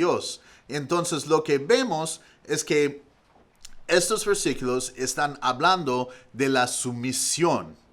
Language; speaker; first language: Spanish; non-native, fluent; English